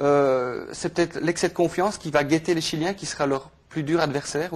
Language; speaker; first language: French; native; French